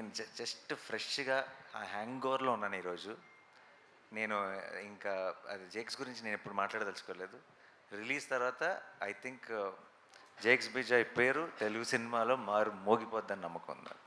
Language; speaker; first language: Telugu; native; Telugu